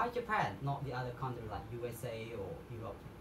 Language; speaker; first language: English; non-native, fluent; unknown